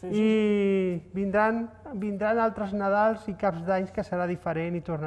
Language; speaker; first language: Catalan; native; Catalan